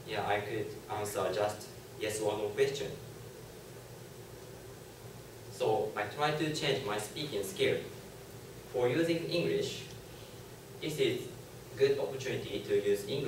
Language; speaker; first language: English; non-native, learner; Japanese